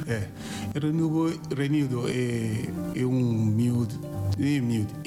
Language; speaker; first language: Portuguese; non-native, learner; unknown